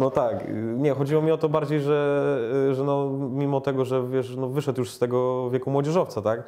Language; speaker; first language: Polish; native; Polish